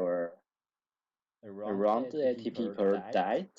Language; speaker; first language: English; non-native, learner; Chinese